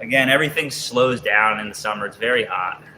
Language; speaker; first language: English; native; English